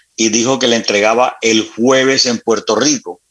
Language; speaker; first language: Spanish; native; Spanish